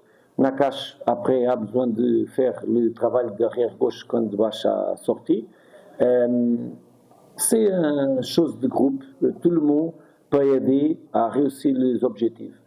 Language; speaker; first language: French; non-native, fluent; Portuguese